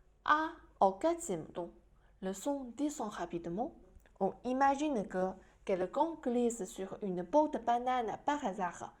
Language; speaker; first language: French; non-native, fluent; Chinese